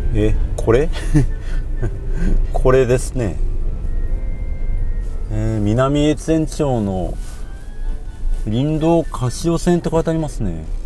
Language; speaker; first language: Japanese; native; Japanese